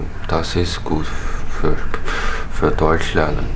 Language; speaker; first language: German; non-native, learner; Chinese